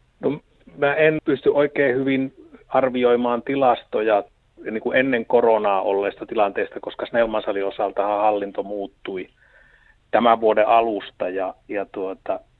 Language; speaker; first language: Finnish; native; Finnish